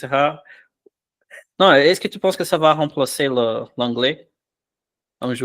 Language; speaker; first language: French; non-native, fluent; Portuguese